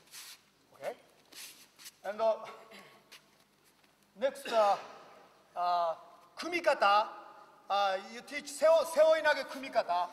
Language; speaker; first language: English; non-native, learner; Japanese